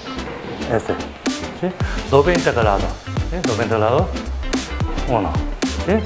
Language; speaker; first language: Spanish; non-native, learner; Korean